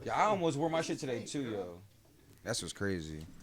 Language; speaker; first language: English; native; English